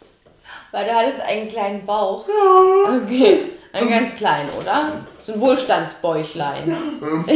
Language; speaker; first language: German; native; German